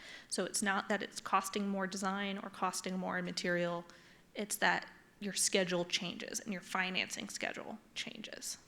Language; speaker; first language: English; native; English